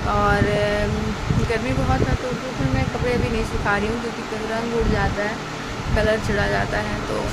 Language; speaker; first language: Hindi; native; Hindi